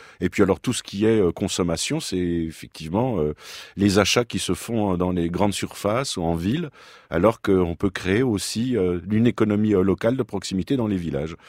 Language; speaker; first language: French; native; French